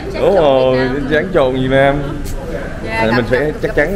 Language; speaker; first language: Vietnamese; early bilingual, heritage; Vietnamese